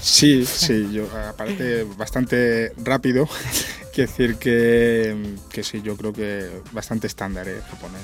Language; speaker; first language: Spanish; native; Spanish